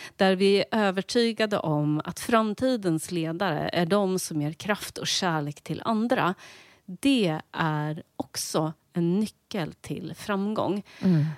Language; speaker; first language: Swedish; native; Swedish